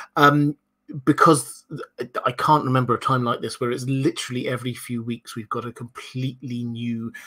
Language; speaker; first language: English; native; English